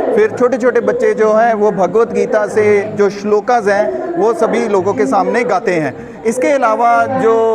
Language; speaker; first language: Hindi; non-native, local second language; Gujarati